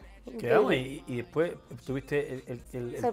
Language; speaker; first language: Spanish; native; Spanish